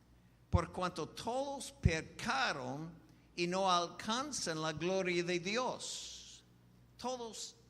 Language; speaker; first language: Spanish; non-native, fluent; English